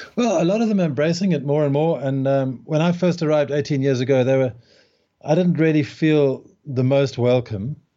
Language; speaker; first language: English; native; English